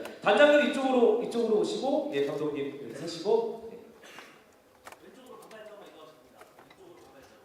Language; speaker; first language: Korean; native; Korean